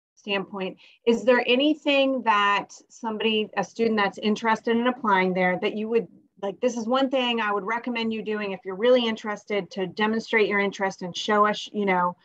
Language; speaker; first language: English; native; English